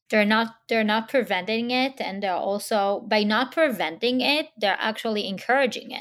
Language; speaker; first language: English; non-native, fluent; Hebrew